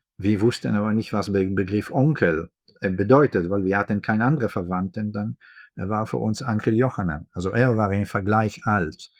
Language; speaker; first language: German; non-native, fluent; Hebrew